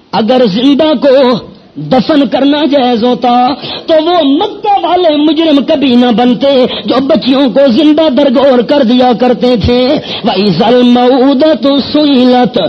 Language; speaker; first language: Urdu; non-native, local second language; Pashto